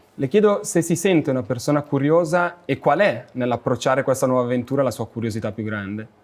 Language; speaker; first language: Italian; native; Italian